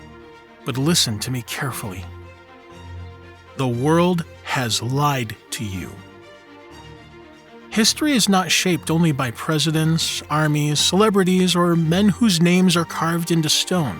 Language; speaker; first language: English; native; English